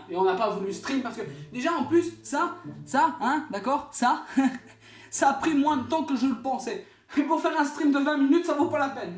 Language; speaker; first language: French; native; French